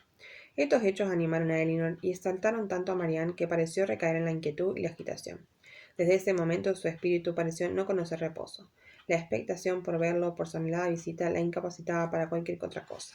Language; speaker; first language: Spanish; native; Spanish